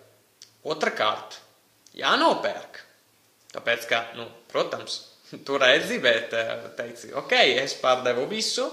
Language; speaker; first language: Latvian; non-native, fluent; Italian